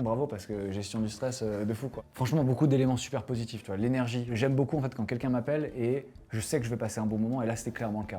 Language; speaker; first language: French; native; French